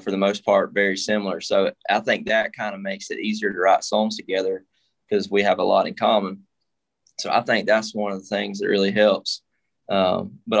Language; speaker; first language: English; native; English